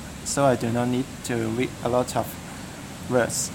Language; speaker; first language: English; non-native, learner; Cantonese